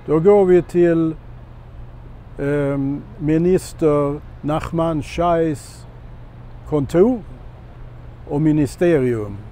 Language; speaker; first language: Swedish; non-native, fluent; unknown